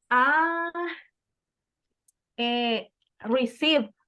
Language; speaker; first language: English; non-native, learner; Spanish